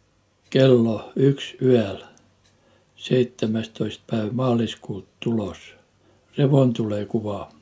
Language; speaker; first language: Finnish; native; Finnish